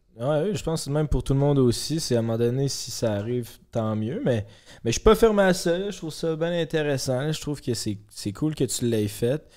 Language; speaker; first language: French; native; French